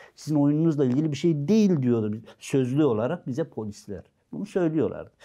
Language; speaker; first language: Turkish; non-native, local second language; Zaza